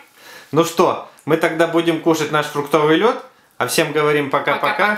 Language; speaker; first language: Russian; native; Russian